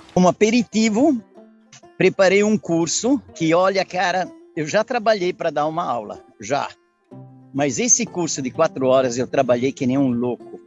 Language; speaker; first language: Portuguese; early bilingual, other home language; Italian